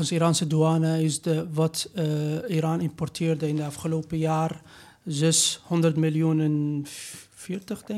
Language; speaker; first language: Dutch; non-native, fluent; Persian